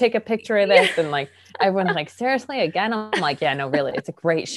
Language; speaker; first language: English; native; English